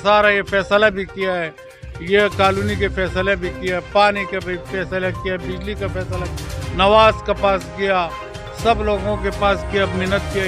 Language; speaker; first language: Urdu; non-native, local second language; Pashto